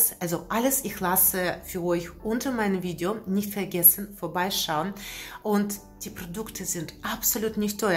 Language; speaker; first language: German; non-native, learner; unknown